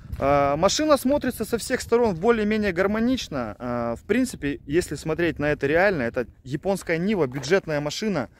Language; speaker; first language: Russian; native; Russian